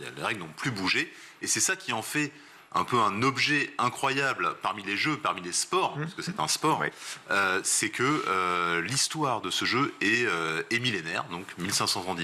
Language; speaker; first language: French; native; French